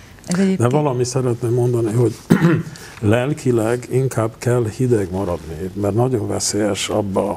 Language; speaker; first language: Hungarian; non-native, local second language; Romanian